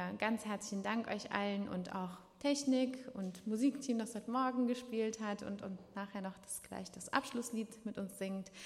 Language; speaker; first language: German; native; German